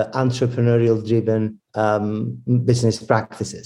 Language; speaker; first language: English; non-native, fluent; Italian